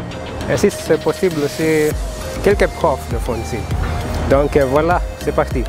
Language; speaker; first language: French; non-native, fluent; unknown